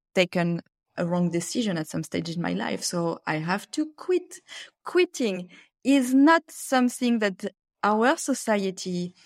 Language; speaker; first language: English; non-native, fluent; French